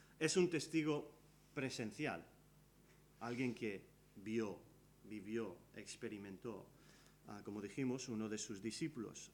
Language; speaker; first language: Spanish; early bilingual, other home language; English